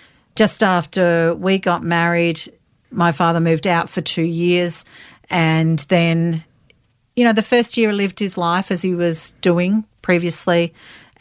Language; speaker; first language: English; native; English